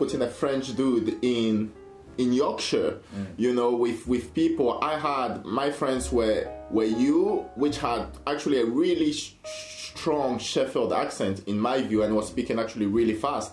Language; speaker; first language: English; non-native, fluent; French